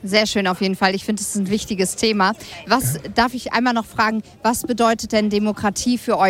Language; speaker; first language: German; native; German